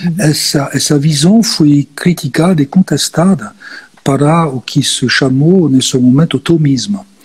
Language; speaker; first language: Portuguese; non-native, fluent; French